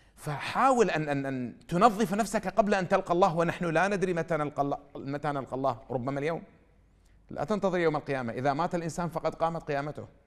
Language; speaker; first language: Arabic; native; Arabic